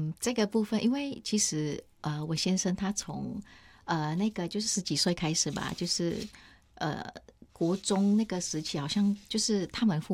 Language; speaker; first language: Chinese; non-native, fluent; Indonesian